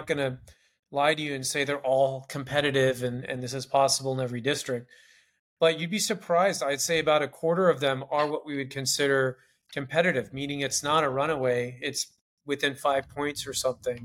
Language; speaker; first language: English; native; English